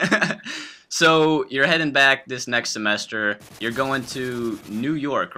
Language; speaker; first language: English; native; English